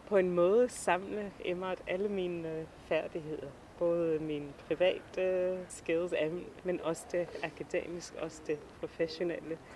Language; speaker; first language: Danish; non-native, fluent; English